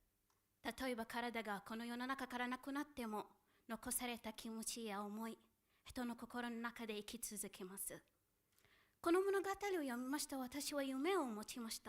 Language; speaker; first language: Japanese; non-native, fluent; Arabic